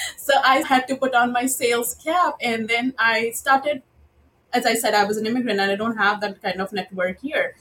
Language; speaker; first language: English; non-native, local second language; Marathi